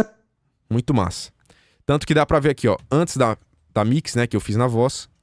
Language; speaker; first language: Portuguese; native; Portuguese